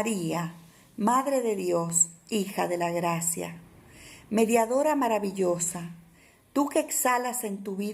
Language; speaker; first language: Spanish; native; Spanish